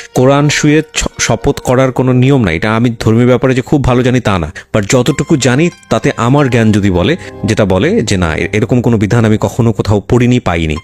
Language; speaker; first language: Bangla; native; Bangla